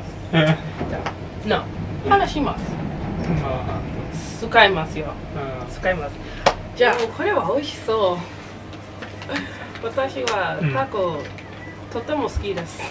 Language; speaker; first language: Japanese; non-native, learner; English